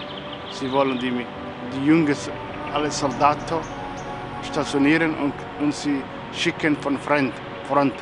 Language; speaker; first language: German; non-native, learner; Somali